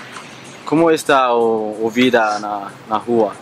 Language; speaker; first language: Portuguese; non-native, learner; Danish